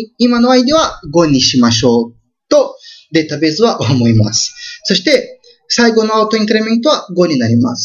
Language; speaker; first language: Japanese; non-native, fluent; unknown